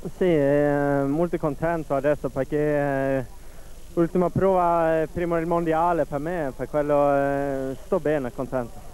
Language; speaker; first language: Italian; non-native, fluent; Swedish